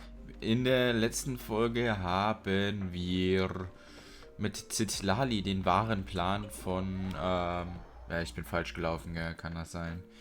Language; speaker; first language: German; native; German